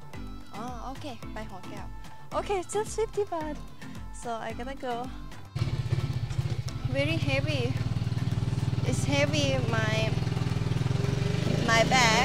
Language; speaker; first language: English; non-native, learner; Thai